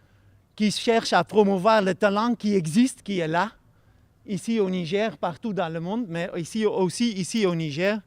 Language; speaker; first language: French; non-native, fluent; Dutch